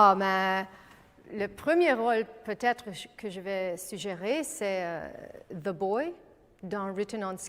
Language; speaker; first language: French; non-native, fluent; English